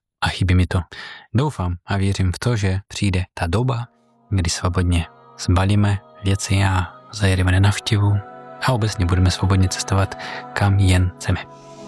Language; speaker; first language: Czech; non-native, fluent; Russian